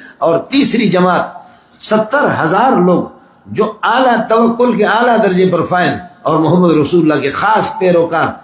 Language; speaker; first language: Urdu; non-native, local second language; Baluchi